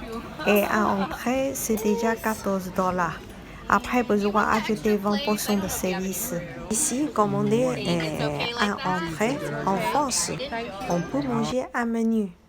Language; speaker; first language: French; non-native, learner; Chinese